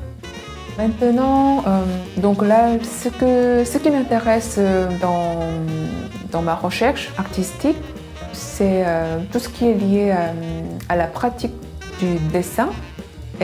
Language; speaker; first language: French; non-native, fluent; Korean